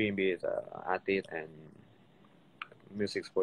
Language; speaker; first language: English; non-native, learner; Thai